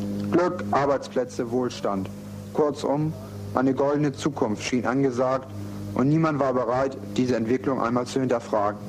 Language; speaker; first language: German; native; German